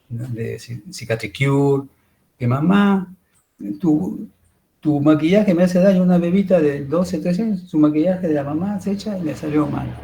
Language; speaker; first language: Spanish; native; Spanish